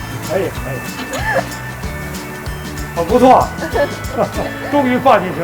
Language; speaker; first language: Chinese; native; Chinese